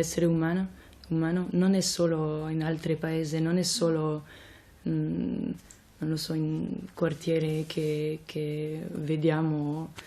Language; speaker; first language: Italian; non-native, fluent; French